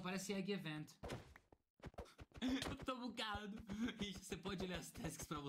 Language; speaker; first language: Portuguese; native; Portuguese